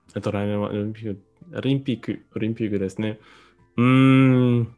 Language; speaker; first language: Japanese; non-native, learner; English